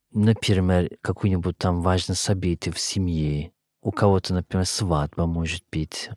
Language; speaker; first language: Russian; non-native, fluent; Turkish